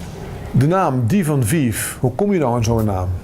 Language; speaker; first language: Dutch; native; Dutch